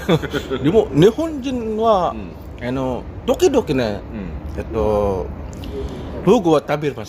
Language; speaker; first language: Japanese; non-native, learner; Filipino